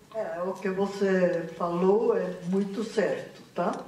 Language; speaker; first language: Portuguese; non-native, fluent; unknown